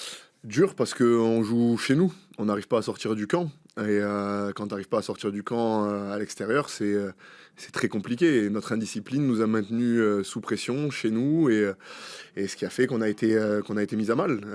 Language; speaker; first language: French; native; French